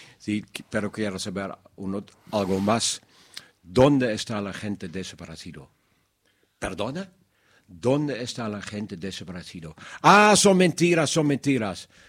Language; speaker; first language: Spanish; non-native, learner; Dutch